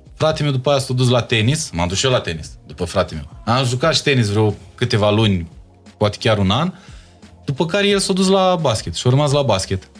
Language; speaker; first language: Romanian; native; Romanian